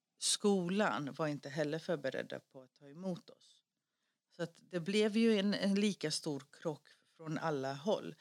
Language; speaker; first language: Swedish; early bilingual, other home language; Greek